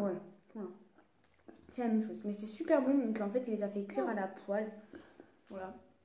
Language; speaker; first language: French; native; French